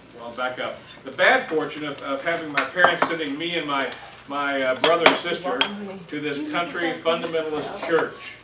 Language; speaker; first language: English; native; English